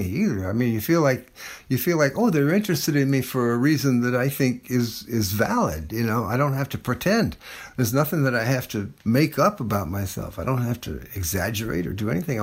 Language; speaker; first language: English; native; English